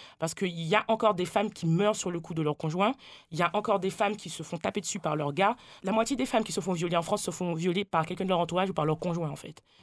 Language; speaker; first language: French; native; French